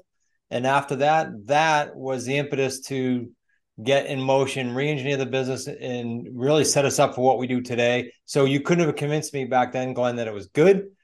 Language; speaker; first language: English; native; English